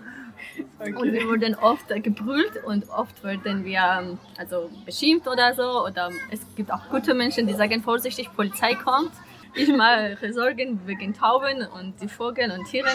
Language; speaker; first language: German; non-native, learner; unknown